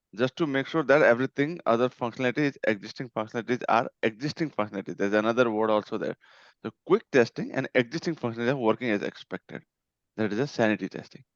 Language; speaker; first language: English; non-native, local second language; Nepali